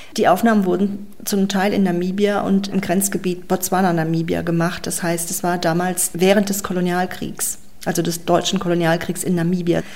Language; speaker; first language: German; native; German